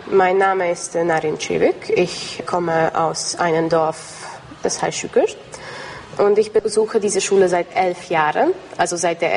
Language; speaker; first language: German; non-native, local second language; Hungarian